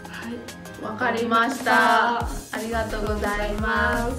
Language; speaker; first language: Japanese; non-native, learner; Vietnamese